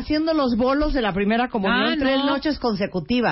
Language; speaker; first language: Spanish; native; Spanish